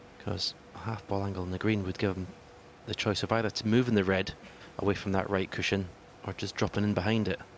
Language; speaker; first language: English; native; English